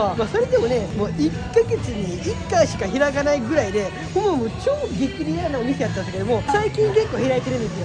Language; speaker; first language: Japanese; native; Japanese